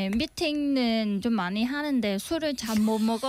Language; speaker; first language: Korean; non-native, fluent; Vietnamese